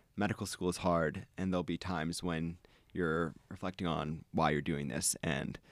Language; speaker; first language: English; native; English